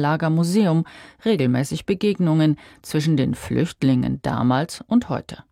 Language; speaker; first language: German; native; German